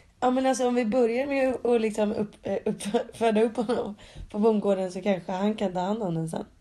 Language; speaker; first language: Swedish; early bilingual, other home language; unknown